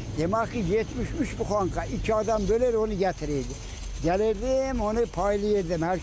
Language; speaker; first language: Turkish; native; Turkish